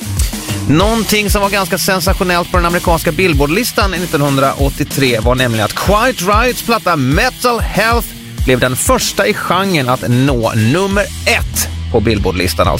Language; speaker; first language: Swedish; native; Swedish